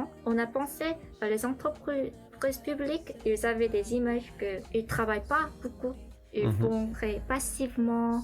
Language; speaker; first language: French; non-native, learner; Korean